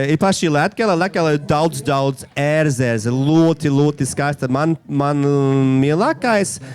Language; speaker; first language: Latvian; non-native, learner; English